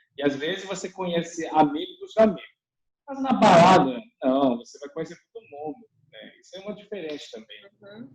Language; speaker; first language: Portuguese; non-native, fluent; Chinese